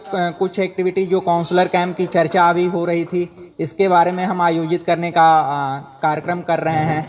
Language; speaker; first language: Hindi; native; Hindi